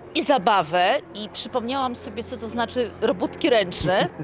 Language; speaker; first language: Polish; native; Polish